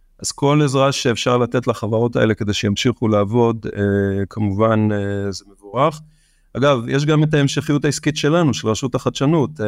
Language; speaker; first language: Hebrew; native; Hebrew